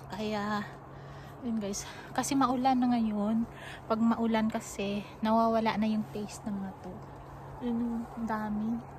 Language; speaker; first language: Filipino; non-native, local second language; Cebuano